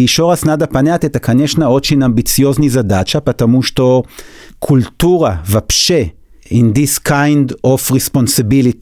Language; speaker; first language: Russian; non-native, learner; Hebrew